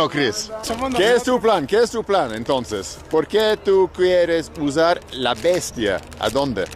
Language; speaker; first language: Spanish; non-native, learner; English